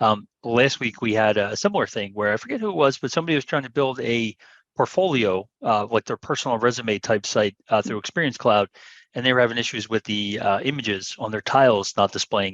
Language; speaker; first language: English; native; English